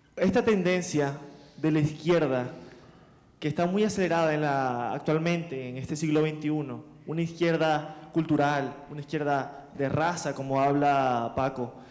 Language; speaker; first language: Spanish; native; Spanish